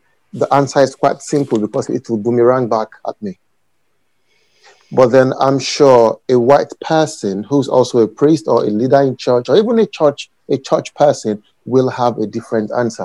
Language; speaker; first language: English; non-native, local second language; Yoruba